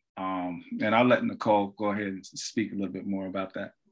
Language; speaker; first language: English; native; English